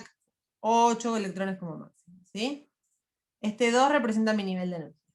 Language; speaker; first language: Spanish; native; Spanish